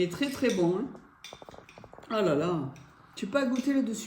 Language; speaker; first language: French; native; French